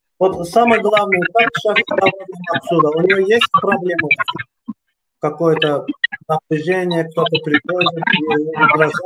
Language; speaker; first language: Russian; non-native, local second language; Azerbaijani